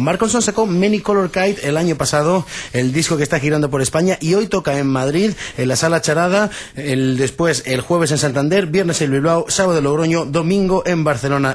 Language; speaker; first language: Spanish; native; Spanish